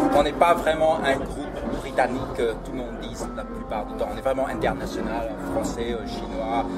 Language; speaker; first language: French; early bilingual, other home language; Cantonese